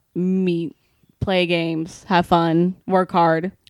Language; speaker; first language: English; non-native, fluent; Swedish